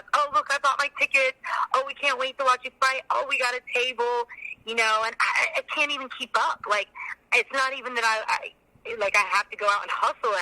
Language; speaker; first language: English; native; English